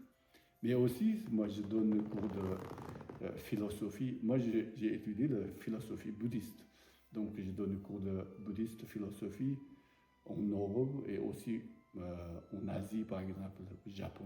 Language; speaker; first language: French; non-native, learner; Tibetan